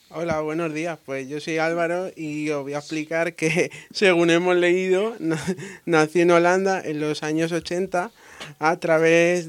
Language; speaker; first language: Spanish; native; Spanish